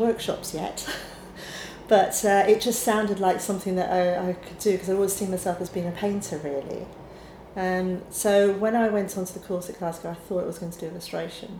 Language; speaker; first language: English; native; English